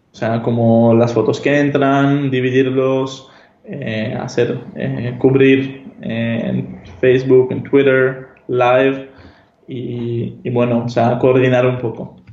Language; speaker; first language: Spanish; non-native, fluent; Hebrew